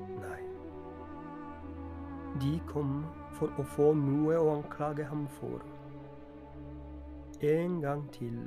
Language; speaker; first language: Norwegian; non-native, fluent; Polish